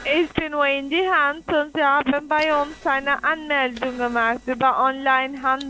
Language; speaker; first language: German; non-native, learner; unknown